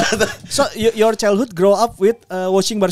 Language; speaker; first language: English; non-native, learner; Indonesian